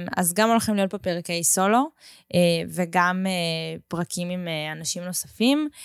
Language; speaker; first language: Hebrew; native; Hebrew